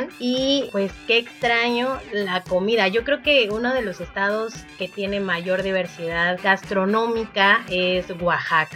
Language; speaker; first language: Spanish; native; Spanish